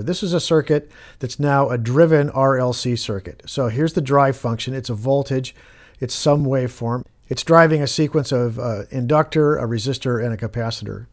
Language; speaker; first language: English; native; English